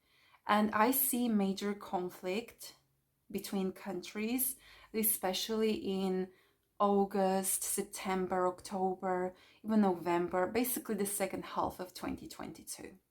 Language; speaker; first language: English; non-native, fluent; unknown